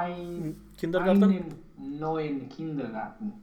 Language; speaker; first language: German; non-native, learner; Romanian